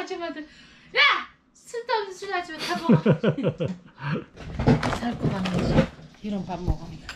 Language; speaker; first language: Korean; non-native, fluent; Uzbek